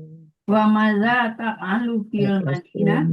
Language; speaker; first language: Arabic; non-native, learner; Indonesian